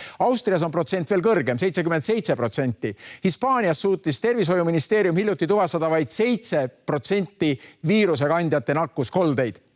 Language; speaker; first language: Estonian; native; Estonian